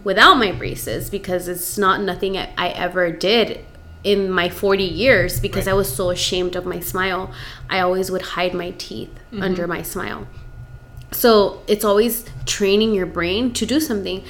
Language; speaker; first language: English; early bilingual, other home language; Spanish